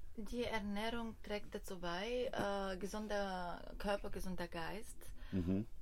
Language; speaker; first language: German; non-native, fluent; Bulgarian